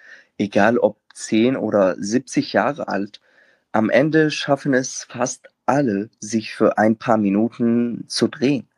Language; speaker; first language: German; non-native, fluent; Arabic